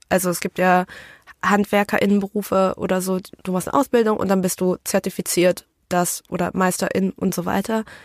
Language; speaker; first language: German; early bilingual, other home language; Vietnamese